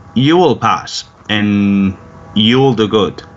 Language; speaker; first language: English; non-native, fluent; Spanish